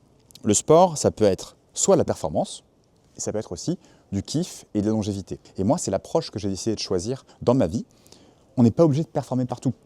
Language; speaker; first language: French; native; French